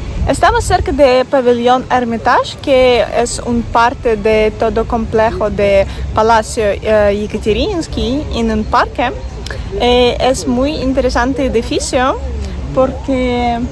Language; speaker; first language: Spanish; non-native, learner; Russian